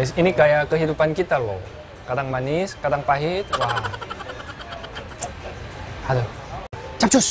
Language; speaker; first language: Indonesian; non-native, fluent; Korean